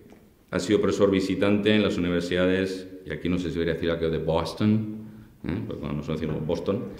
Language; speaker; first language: Spanish; native; Spanish